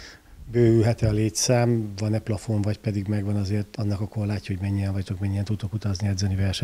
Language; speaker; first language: Hungarian; native; Hungarian